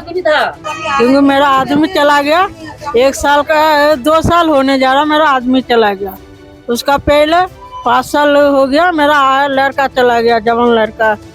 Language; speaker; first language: Hindi; non-native, local second language; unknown